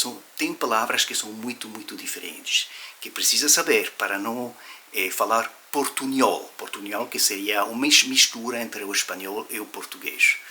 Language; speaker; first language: Portuguese; non-native, fluent; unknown